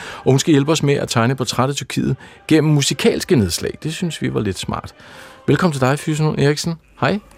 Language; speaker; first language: Danish; native; Danish